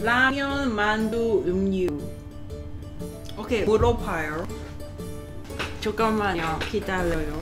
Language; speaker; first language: Korean; non-native, learner; Cantonese